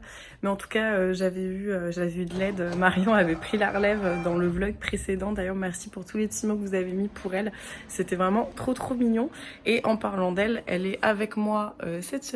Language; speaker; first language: French; native; French